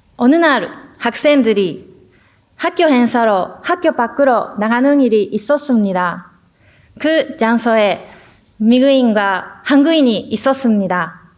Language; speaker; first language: Korean; non-native, learner; Japanese